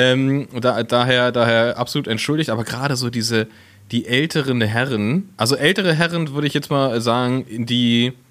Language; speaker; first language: German; native; German